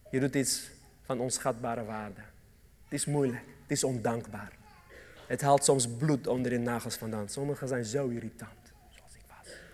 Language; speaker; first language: Dutch; early bilingual, other home language; Armenian